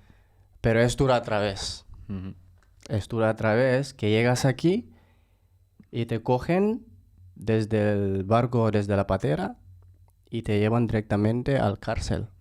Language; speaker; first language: Spanish; non-native, fluent; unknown